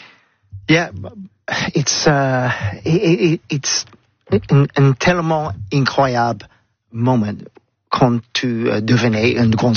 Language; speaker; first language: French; non-native, learner; English